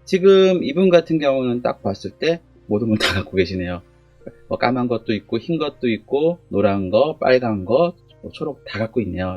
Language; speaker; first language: Korean; native; Korean